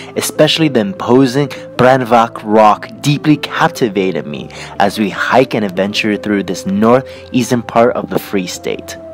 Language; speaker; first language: English; native; English